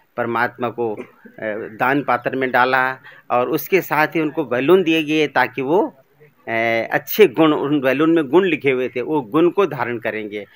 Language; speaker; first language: Hindi; native; Hindi